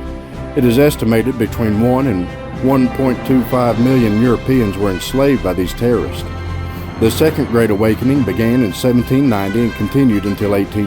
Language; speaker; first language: English; native; English